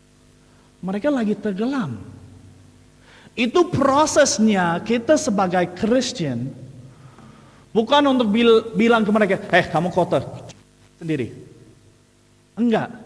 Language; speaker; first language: Indonesian; non-native, fluent; English